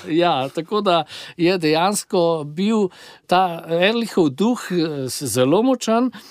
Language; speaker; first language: Slovenian; native; Slovenian